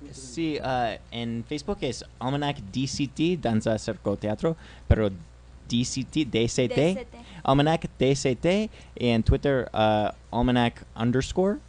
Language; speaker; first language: Spanish; non-native, learner; English